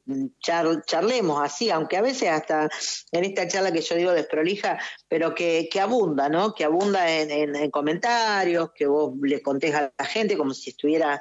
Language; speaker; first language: Spanish; native; Spanish